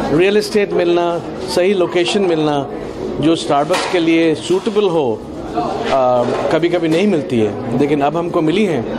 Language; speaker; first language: Hindi; native; Hindi